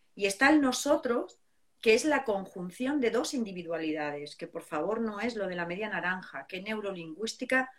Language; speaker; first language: Spanish; native; Spanish